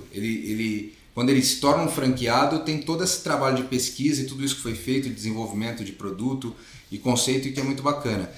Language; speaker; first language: Portuguese; native; Portuguese